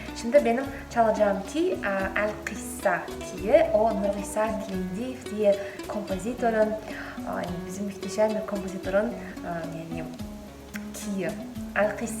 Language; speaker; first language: Turkish; non-native, fluent; Kazakh